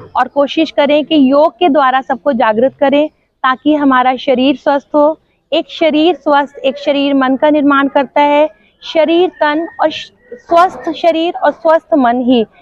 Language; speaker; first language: Hindi; non-native, local second language; Punjabi